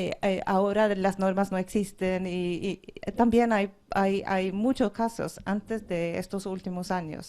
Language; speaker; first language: Spanish; non-native, fluent; Norwegian